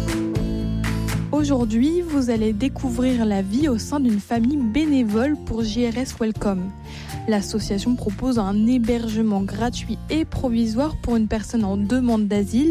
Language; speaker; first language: French; native; French